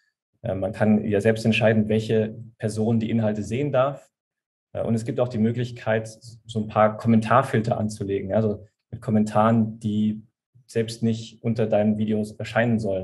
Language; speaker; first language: German; native; German